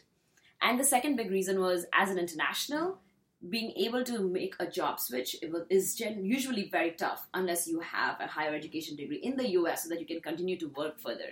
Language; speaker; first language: English; non-native, local second language; Hindi